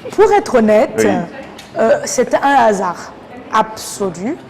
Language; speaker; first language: French; non-native, local second language; Kinyarwanda